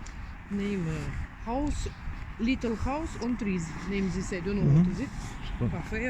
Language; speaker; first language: English; non-native, learner; Russian